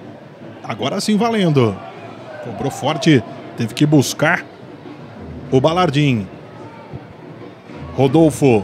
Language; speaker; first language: Portuguese; native; Portuguese